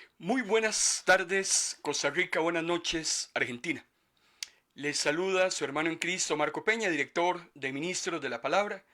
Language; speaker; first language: Spanish; native; Spanish